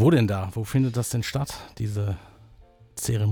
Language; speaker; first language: German; native; German